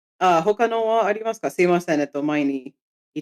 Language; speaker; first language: Japanese; non-native, fluent; English